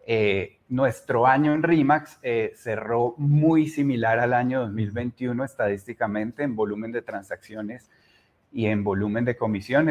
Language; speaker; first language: Spanish; native; Spanish